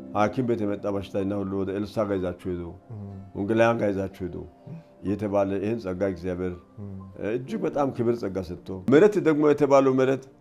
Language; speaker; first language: Amharic; non-native, local second language; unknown